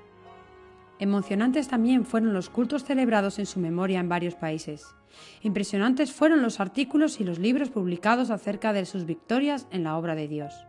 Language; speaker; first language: Spanish; native; Spanish